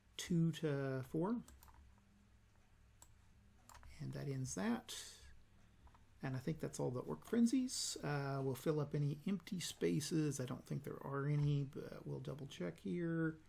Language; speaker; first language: English; native; English